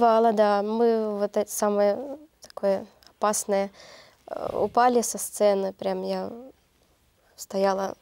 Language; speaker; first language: Russian; non-native, learner; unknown